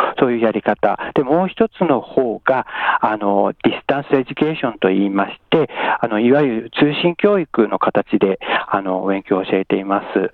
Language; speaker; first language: Japanese; native; Japanese